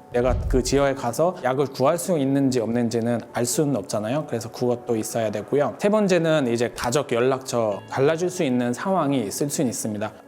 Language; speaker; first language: Korean; non-native, fluent; Arabic